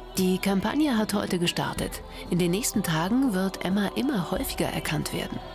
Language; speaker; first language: German; native; German